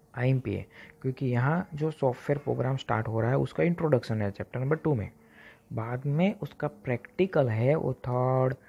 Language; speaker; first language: Hindi; non-native, local second language; Gujarati